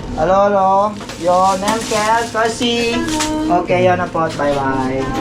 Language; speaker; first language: Filipino; native; Filipino